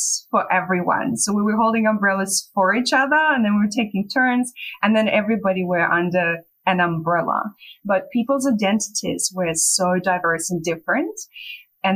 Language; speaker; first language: English; non-native, fluent; Russian